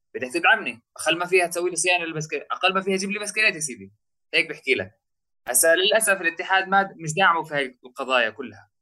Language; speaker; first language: Arabic; native; Arabic